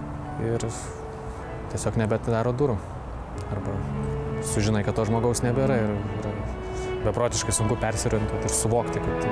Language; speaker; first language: Lithuanian; native; Lithuanian